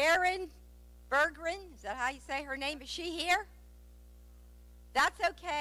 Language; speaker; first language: English; native; English